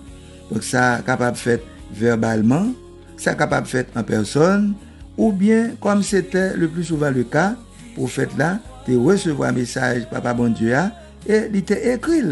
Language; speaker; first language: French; non-native, local second language; Haitian Creole